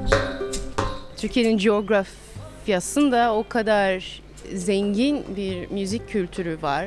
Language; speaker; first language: Turkish; non-native, fluent; English